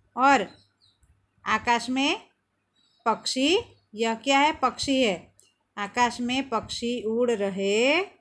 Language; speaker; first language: Hindi; non-native, local second language; Gujarati